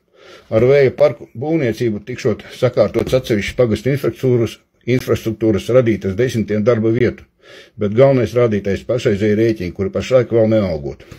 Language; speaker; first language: Latvian; native; Latvian